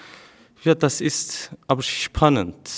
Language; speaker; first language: German; non-native, learner; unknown